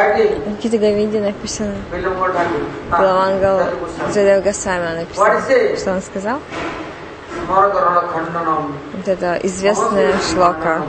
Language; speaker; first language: Russian; native; Russian